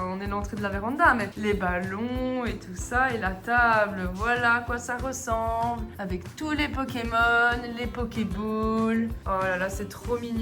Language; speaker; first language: French; native; French